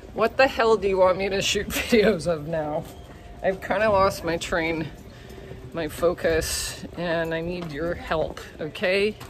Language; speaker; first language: English; native; English